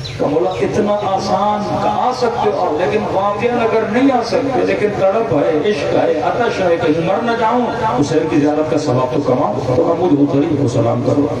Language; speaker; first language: Urdu; non-native, local second language; Sindhi